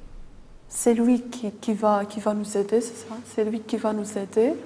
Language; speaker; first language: French; non-native, local second language; Arabic